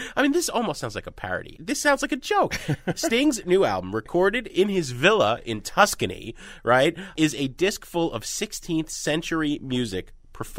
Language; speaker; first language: English; native; English